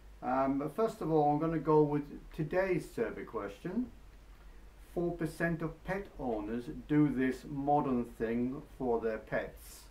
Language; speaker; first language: English; native; English